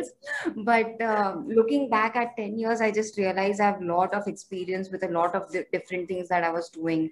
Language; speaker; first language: English; non-native, local second language; Hindi